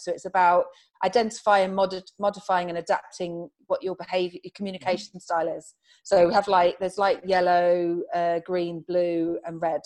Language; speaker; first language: English; native; English